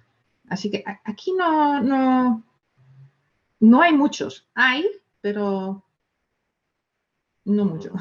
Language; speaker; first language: Spanish; non-native, fluent; Dutch